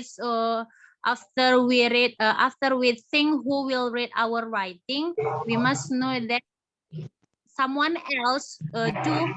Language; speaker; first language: English; non-native, learner; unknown